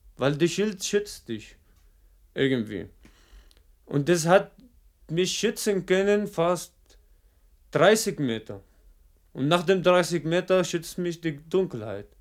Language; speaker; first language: German; non-native, fluent; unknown